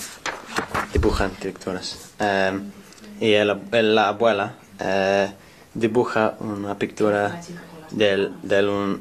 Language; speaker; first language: Spanish; non-native, learner; English